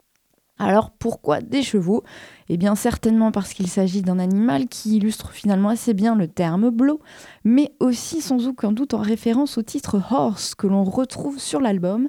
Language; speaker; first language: French; native; French